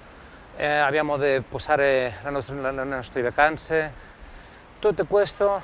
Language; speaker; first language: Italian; non-native, learner; Spanish